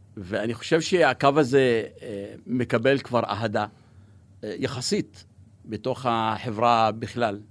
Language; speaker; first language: Hebrew; non-native, local second language; Arabic